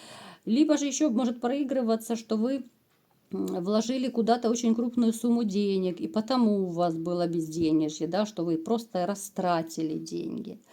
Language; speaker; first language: Russian; native; Russian